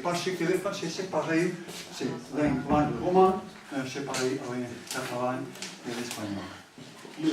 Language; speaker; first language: French; non-native, learner; Catalan